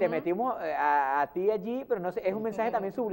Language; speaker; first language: Spanish; native; Spanish